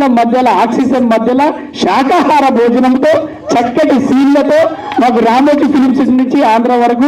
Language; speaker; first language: Telugu; native; Telugu